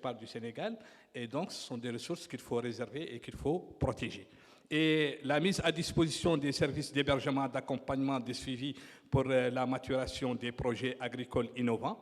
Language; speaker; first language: French; non-native, local second language; Arabic